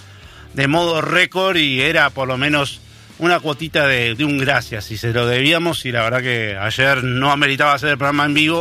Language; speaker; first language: Spanish; native; Spanish